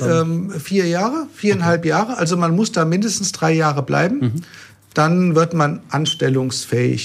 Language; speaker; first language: German; native; German